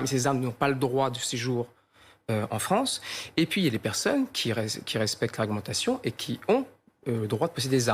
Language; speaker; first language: French; native; French